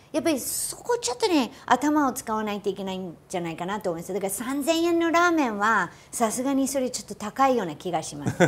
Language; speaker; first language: Japanese; non-native, fluent; English